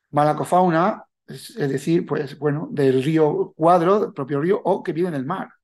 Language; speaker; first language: Spanish; native; Spanish